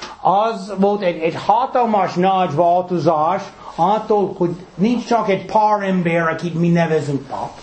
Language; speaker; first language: Hungarian; non-native, fluent; English